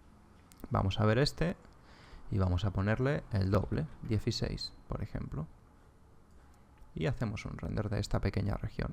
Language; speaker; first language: Spanish; native; Spanish